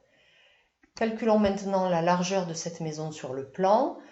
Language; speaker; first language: French; native; French